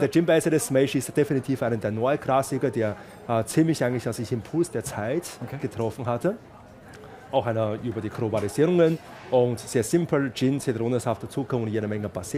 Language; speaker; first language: German; non-native, fluent; Chinese